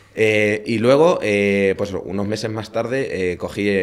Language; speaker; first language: Spanish; native; Spanish